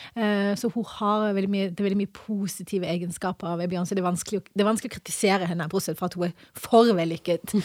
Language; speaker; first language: Norwegian; early bilingual, other home language; English